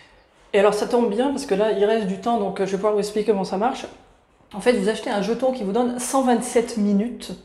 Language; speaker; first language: French; native; French